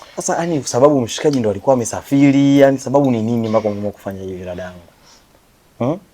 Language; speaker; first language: Swahili; native; Swahili